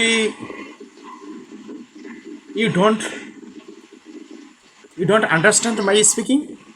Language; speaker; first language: English; non-native, local second language; Bangla